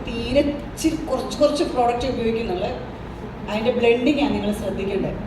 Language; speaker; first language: Malayalam; native; Malayalam